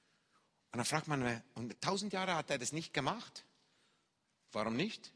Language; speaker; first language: German; non-native, fluent; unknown